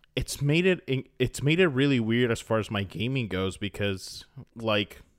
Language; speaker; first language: English; native; English